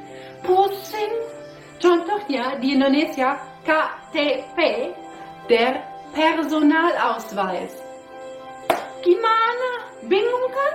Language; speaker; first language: Indonesian; non-native, fluent; German